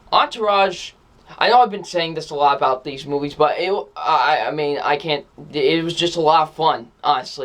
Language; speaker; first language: English; native; English